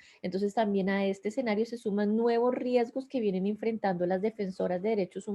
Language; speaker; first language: Spanish; native; Spanish